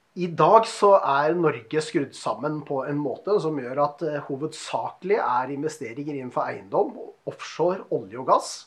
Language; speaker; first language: Norwegian; native; Norwegian